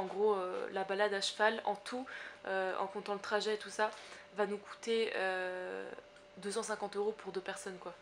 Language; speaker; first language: French; native; French